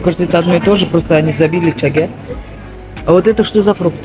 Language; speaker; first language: Russian; native; Russian